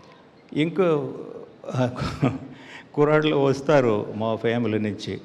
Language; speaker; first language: Telugu; non-native, learner; Tamil